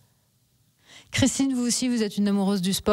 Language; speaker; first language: French; native; French